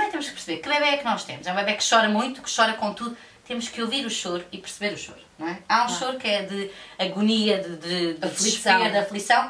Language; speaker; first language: Portuguese; native; Portuguese